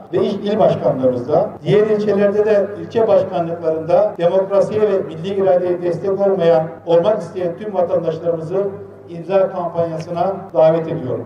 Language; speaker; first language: Turkish; native; Turkish